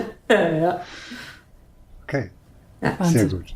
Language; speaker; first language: German; native; German